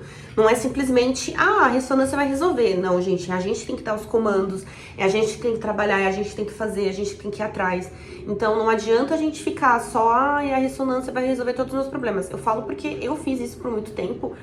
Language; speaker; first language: Portuguese; native; Portuguese